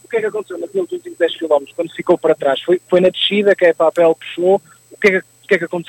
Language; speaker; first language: Spanish; non-native, learner; Portuguese